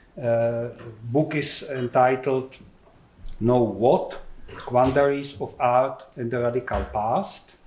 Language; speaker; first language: English; non-native, fluent; Czech